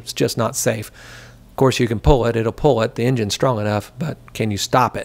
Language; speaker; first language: English; native; English